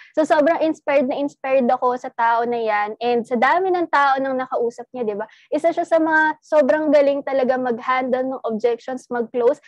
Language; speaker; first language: Filipino; non-native, local second language; Cebuano